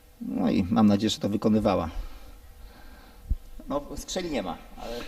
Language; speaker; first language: Polish; native; Polish